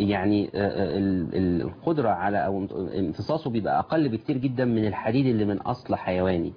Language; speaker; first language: Arabic; native; Arabic